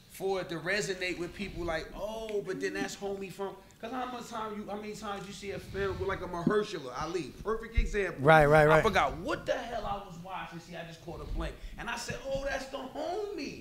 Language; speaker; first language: English; native; English